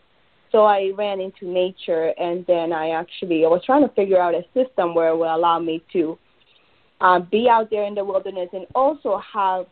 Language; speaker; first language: English; early bilingual, other home language; Spanish